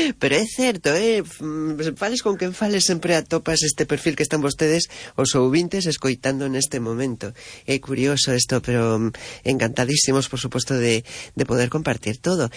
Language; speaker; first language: Galician; native; Galician